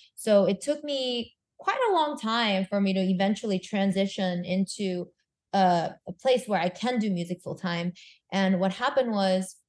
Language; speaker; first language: English; early bilingual, other home language; Korean